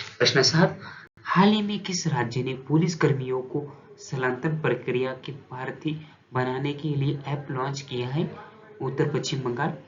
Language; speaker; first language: Hindi; non-native, local second language; Marathi